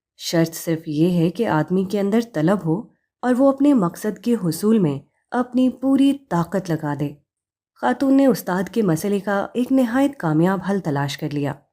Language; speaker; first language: Urdu; native; Urdu